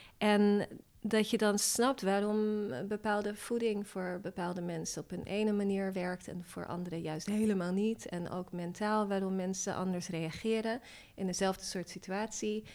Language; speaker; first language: Dutch; non-native, fluent; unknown